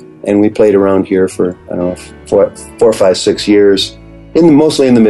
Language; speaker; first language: English; native; English